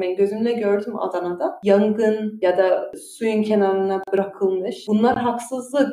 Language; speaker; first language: Turkish; early bilingual, heritage; Turkish